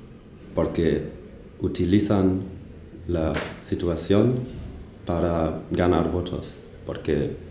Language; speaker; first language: Spanish; non-native, fluent; German